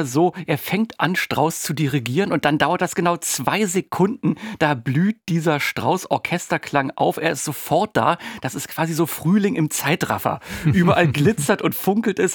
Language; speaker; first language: German; native; German